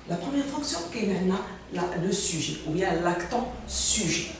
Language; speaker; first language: French; non-native, local second language; Arabic